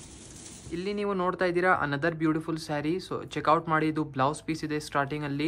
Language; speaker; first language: Kannada; native; Kannada